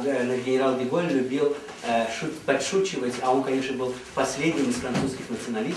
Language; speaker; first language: Russian; native; Russian